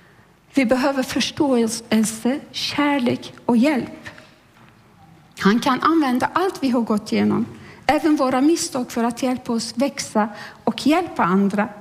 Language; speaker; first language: Swedish; non-native, fluent; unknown